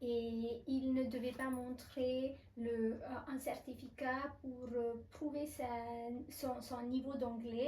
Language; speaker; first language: French; non-native, fluent; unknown